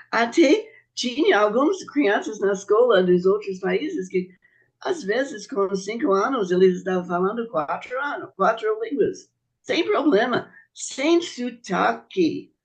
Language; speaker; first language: Portuguese; non-native, fluent; English